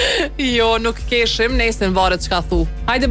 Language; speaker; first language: Albanian; native; Albanian